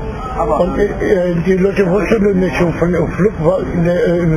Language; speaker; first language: German; non-native, learner; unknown